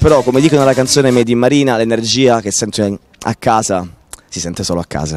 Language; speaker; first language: Italian; native; Italian